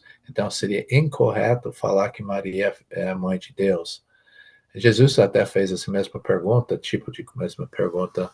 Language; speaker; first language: Portuguese; non-native, fluent; English